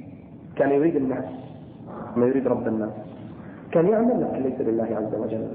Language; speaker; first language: Arabic; native; Arabic